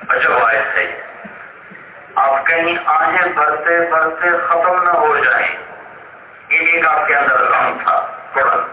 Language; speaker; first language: Urdu; non-native, local second language; Punjabi